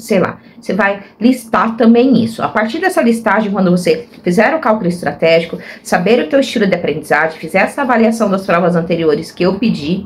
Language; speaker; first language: Portuguese; native; Portuguese